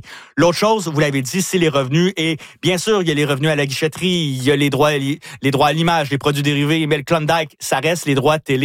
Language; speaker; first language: French; native; French